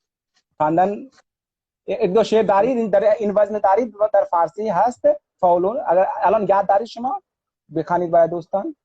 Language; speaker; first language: Persian; non-native, fluent; Hindi